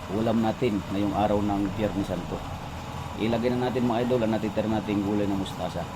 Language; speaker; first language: Filipino; non-native, local second language; Cebuano